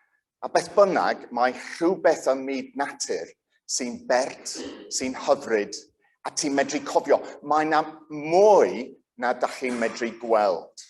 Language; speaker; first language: Welsh; non-native, local second language; English